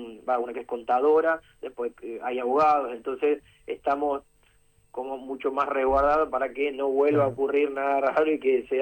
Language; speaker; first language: Spanish; native; Spanish